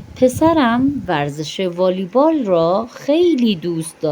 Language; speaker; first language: Persian; non-native, fluent; Urdu